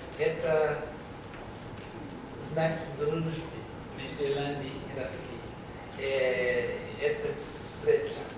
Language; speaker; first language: Russian; non-native, learner; English